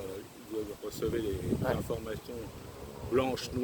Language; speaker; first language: French; native; French